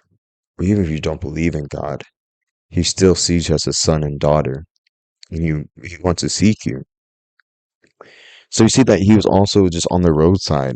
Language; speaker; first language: English; native; English